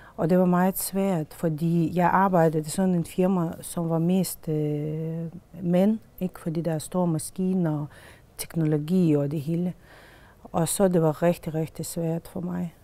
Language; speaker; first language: Danish; non-native, fluent; Lithuanian